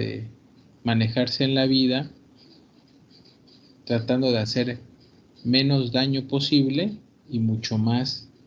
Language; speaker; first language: Spanish; native; Spanish